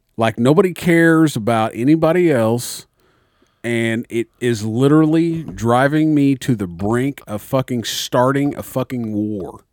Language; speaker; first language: English; native; English